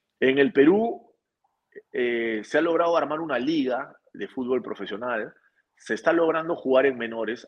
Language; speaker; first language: Spanish; native; Spanish